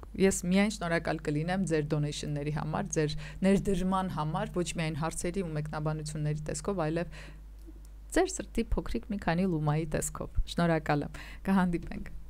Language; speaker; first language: Armenian; native; Armenian